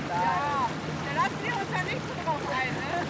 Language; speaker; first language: German; native; German